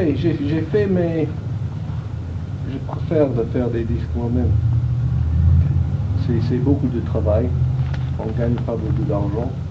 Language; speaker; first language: French; non-native, fluent; English